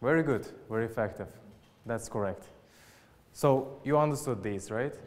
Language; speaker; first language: English; non-native, fluent; Uzbek